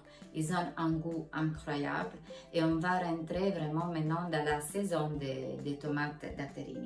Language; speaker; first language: French; non-native, fluent; Italian